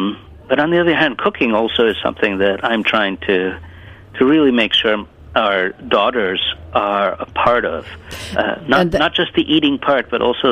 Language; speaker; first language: English; early bilingual, other home language; Italian